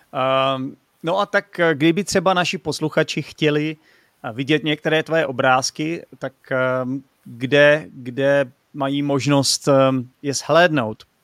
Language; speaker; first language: Czech; native; Czech